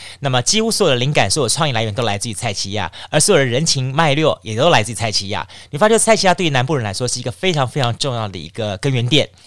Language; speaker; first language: Chinese; native; Chinese